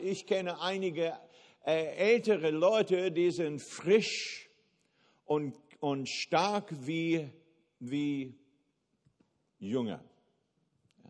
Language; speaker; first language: German; non-native, fluent; English